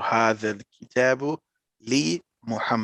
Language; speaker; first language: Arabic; non-native, learner; English